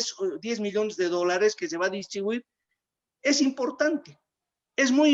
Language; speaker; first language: Spanish; native; Spanish